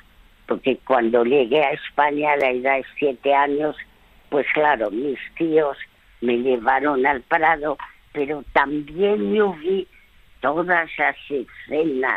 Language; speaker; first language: Spanish; non-native, fluent; French